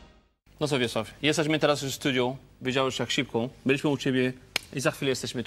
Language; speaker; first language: Polish; non-native, fluent; French